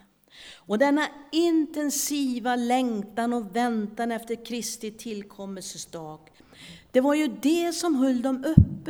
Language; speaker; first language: Swedish; native; Swedish